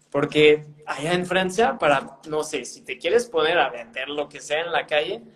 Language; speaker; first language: Spanish; non-native, fluent; French